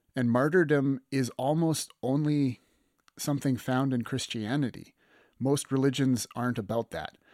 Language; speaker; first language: English; native; English